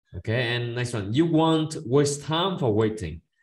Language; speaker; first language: English; non-native, fluent; Vietnamese